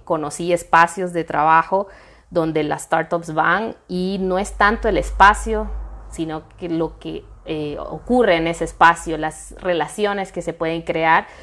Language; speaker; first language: Spanish; native; Spanish